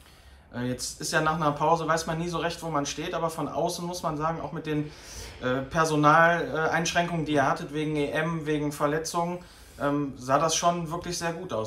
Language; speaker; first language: German; native; German